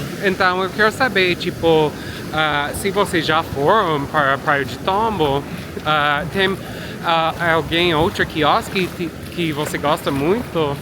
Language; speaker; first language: Portuguese; non-native, fluent; English